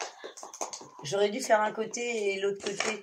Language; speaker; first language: French; native; French